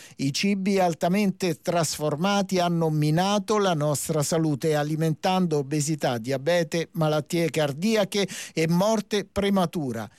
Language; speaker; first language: Italian; native; Italian